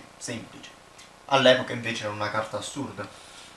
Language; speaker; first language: Italian; native; Italian